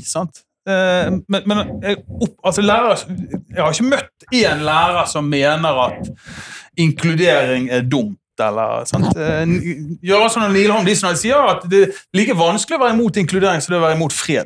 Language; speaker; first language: Norwegian; native; Norwegian